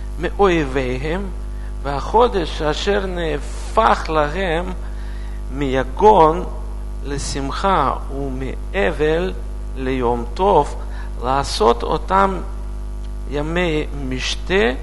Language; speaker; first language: Hebrew; non-native, learner; Russian